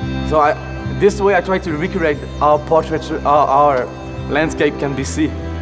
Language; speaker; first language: English; non-native, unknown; French